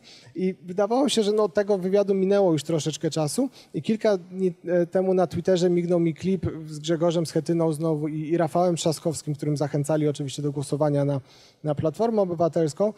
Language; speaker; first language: Polish; native; Polish